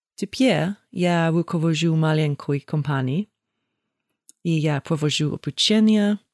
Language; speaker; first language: Russian; non-native, fluent; English